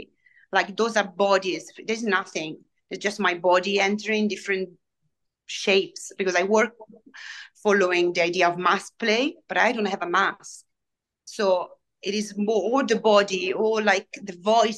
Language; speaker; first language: English; non-native, fluent; Italian